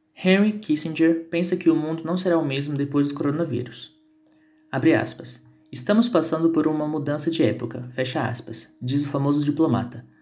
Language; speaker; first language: French; non-native, fluent; Portuguese